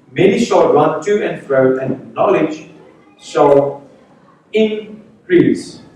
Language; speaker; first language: English; non-native, local second language; Afrikaans